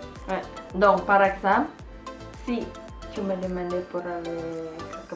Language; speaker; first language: French; non-native, learner; Indonesian